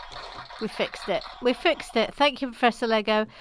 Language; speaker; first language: English; native; English